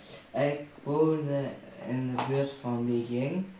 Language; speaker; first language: Dutch; early bilingual, other home language; Chinese